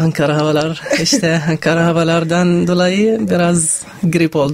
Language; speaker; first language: Turkish; non-native, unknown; Arabic